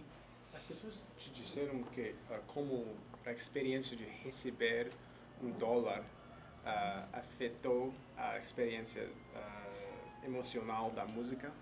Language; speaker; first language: Portuguese; non-native, fluent; English